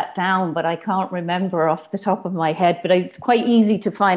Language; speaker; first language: English; native; English